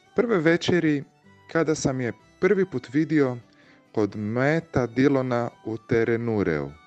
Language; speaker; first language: Portuguese; non-native, fluent; Croatian